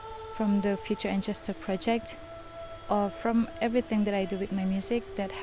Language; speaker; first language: English; non-native, fluent; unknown